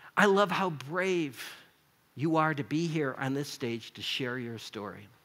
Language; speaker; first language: English; native; English